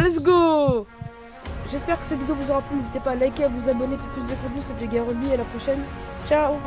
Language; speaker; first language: French; native; French